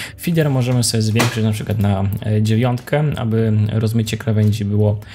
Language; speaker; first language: Polish; native; Polish